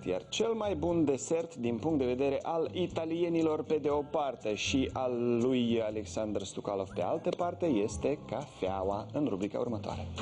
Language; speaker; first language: Romanian; native; Romanian